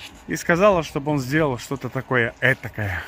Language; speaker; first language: Russian; native; Russian